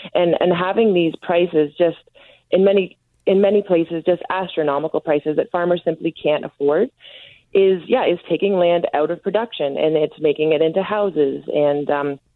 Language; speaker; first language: English; native; English